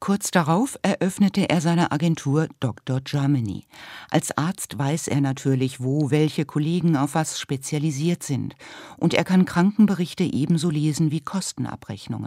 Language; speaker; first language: German; native; German